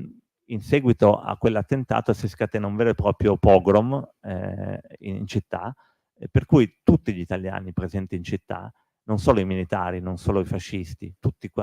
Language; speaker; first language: Italian; native; Italian